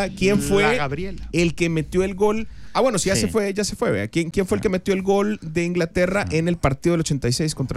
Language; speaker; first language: Spanish; native; Spanish